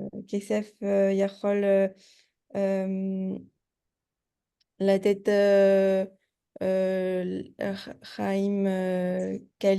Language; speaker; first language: Hebrew; non-native, learner; French